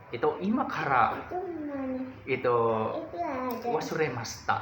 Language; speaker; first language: Japanese; non-native, learner; Indonesian